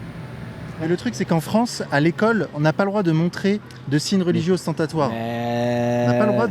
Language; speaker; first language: French; native; French